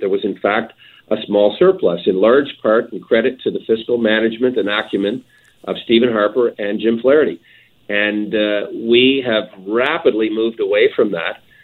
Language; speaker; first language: English; native; English